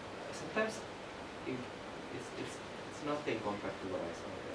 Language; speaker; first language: English; non-native, fluent; Indonesian